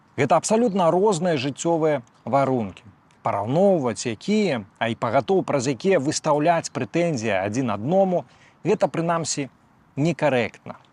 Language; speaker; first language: Belarusian; native; Belarusian